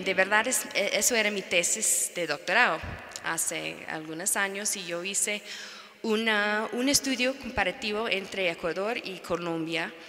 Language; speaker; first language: Spanish; non-native, fluent; English